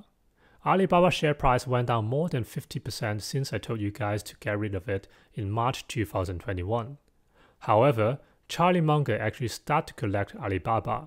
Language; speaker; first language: English; non-native, local second language; Cantonese